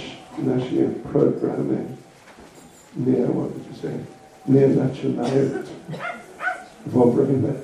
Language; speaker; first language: Russian; non-native, learner; English